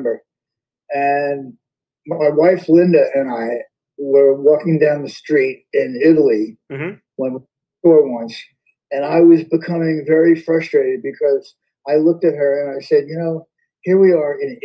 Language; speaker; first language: English; native; English